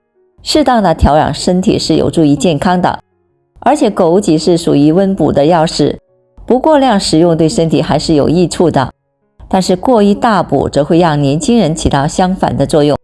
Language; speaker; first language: Chinese; native; Chinese